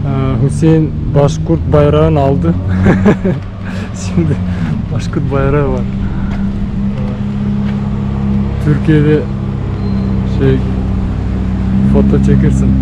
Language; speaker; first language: Turkish; non-native, learner; Bashkir